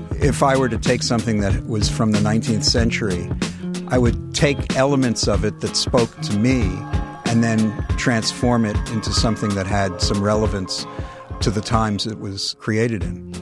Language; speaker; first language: English; native; English